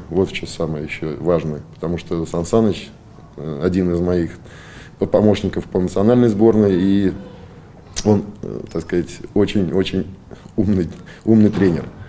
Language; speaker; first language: Russian; native; Russian